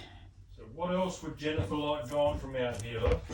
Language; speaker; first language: English; native; English